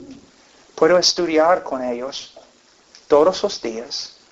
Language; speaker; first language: Spanish; non-native, fluent; English